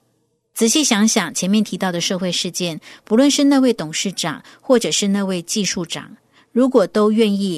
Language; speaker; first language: Chinese; native; Chinese